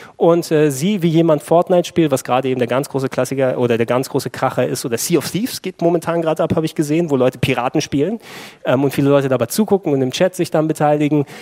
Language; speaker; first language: German; early bilingual, other home language; Greek